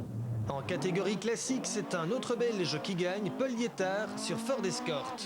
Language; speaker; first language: French; native; French